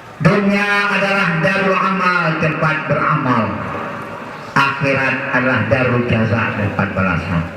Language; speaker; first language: Malay; non-native, local second language; Achinese